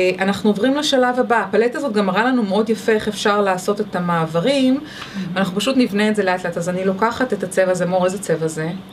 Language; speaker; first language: Hebrew; native; Hebrew